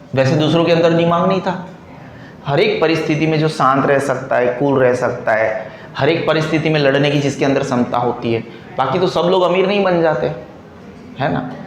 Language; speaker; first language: Hindi; non-native, local second language; Gujarati